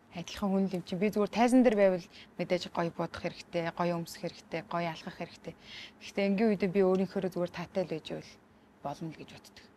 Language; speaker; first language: Mongolian; native; Mongolian